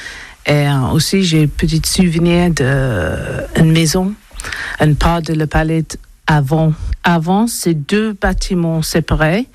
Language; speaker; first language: French; non-native, learner; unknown